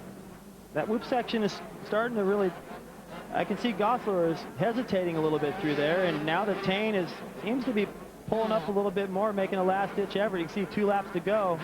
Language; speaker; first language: English; native; English